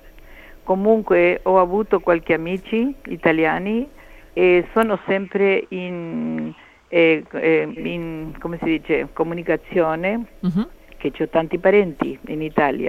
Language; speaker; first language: Italian; early bilingual, heritage; Spanish